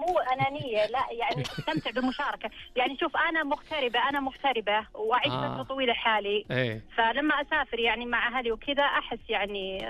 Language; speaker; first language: Arabic; native; Arabic